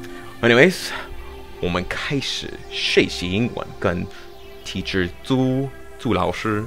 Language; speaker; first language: Chinese; non-native, fluent; English